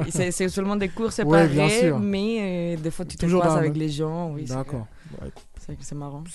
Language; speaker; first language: French; non-native, fluent; Spanish